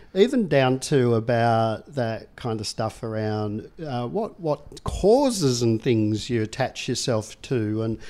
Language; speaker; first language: English; native; English